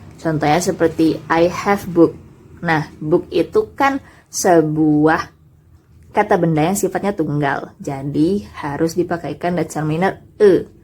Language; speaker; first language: Indonesian; native; Indonesian